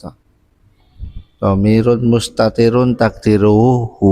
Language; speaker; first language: Arabic; non-native, learner; Indonesian